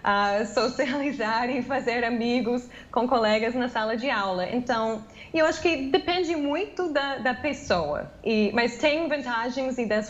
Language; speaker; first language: Portuguese; non-native, fluent; English